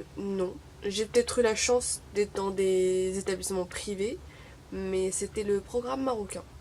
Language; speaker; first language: French; non-native, local second language; Arabic